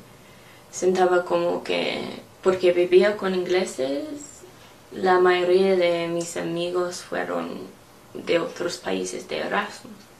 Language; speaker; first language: Spanish; non-native, learner; English